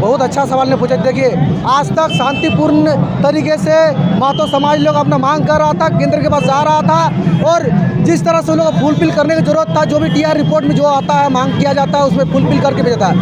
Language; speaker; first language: Hindi; native; Hindi